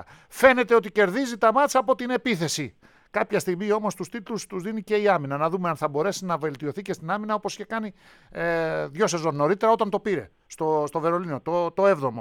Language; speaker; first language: Greek; native; Greek